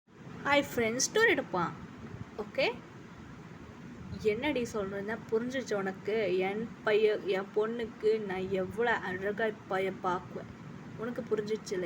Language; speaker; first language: Tamil; non-native, learner; Malayalam